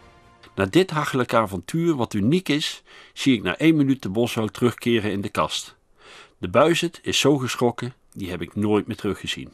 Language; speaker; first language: Dutch; native; Dutch